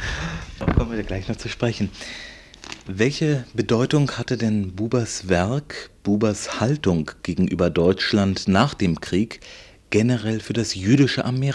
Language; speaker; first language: German; native; German